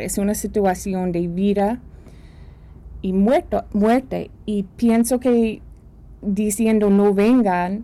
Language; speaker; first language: Spanish; early bilingual, heritage; Spanish